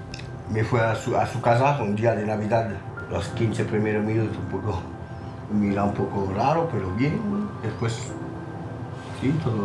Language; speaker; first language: Spanish; non-native, learner; French